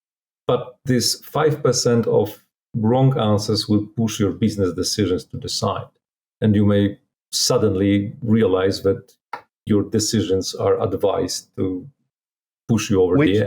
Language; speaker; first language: English; non-native, fluent; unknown